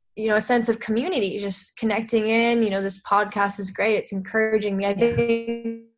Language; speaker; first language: English; native; English